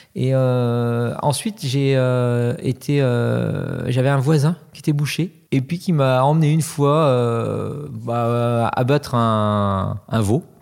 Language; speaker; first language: French; native; French